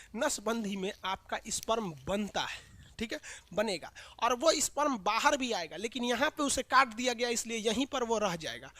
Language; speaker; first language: Hindi; native; Hindi